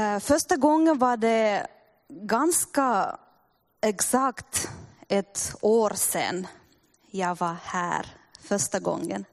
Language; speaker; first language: Swedish; non-native, fluent; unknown